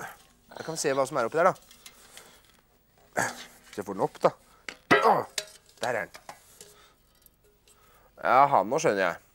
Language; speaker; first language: Norwegian; native; Norwegian